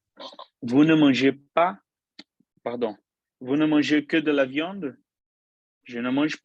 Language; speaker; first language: French; non-native, learner; Portuguese